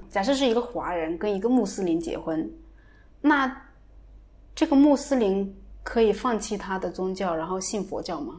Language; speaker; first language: Chinese; native; Chinese